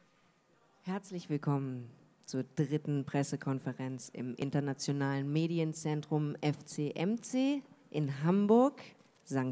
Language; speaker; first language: German; native; German